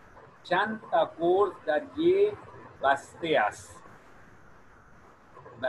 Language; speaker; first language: Persian; non-native, fluent; Urdu